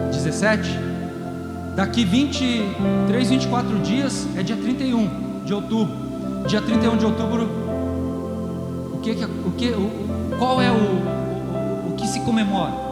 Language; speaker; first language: Portuguese; native; Portuguese